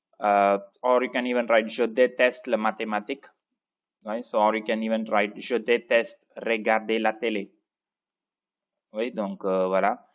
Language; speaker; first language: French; non-native, fluent; Tamil